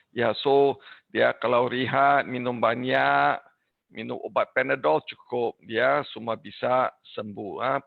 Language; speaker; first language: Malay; non-native, learner; English